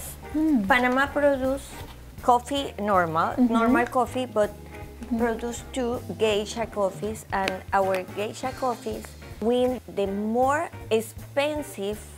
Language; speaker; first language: English; non-native, learner; Spanish